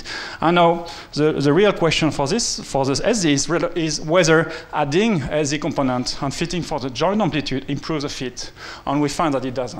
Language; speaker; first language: English; non-native, fluent; French